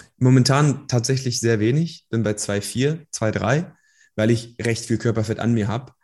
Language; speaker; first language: German; early bilingual, other home language; Persian